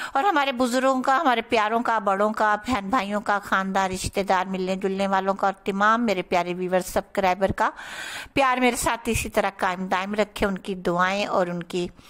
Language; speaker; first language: Urdu; native; Urdu